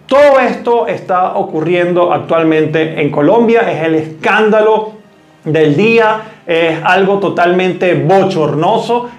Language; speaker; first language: Spanish; native; Spanish